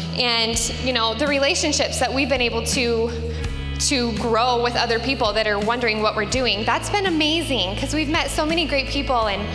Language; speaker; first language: English; native; English